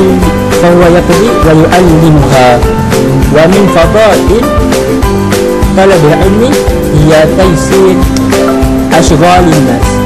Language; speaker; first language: Arabic; non-native, learner; Malay